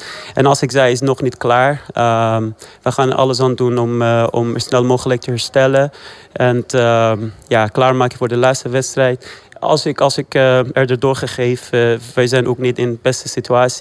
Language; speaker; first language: Dutch; non-native, fluent; Persian